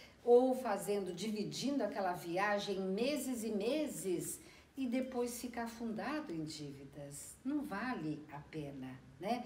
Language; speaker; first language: Portuguese; native; Portuguese